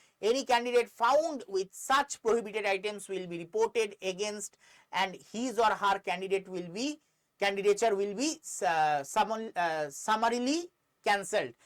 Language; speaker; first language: English; non-native, local second language; Bangla